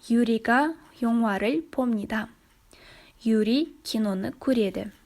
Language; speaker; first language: Korean; non-native, fluent; Kazakh